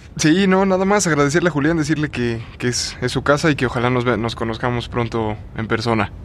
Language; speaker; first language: Spanish; native; Spanish